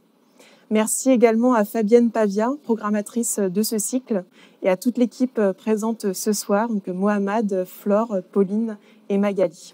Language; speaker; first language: French; native; French